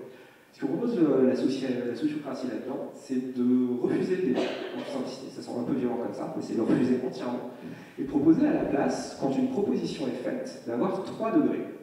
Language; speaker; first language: French; native; French